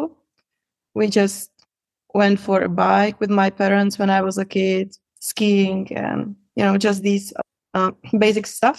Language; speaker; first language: English; non-native, fluent; Czech